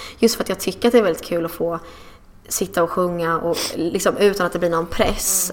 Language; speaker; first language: Swedish; early bilingual, other home language; English